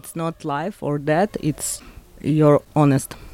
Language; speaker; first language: English; non-native, learner; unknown